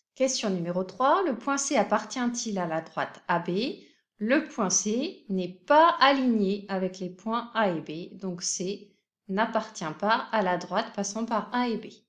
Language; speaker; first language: French; native; French